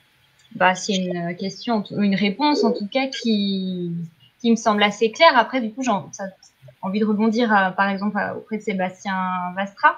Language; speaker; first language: French; native; French